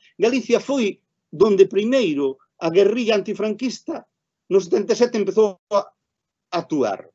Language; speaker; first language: Galician; native; Galician